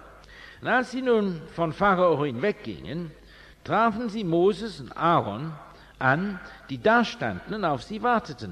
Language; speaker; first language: German; non-native, fluent; English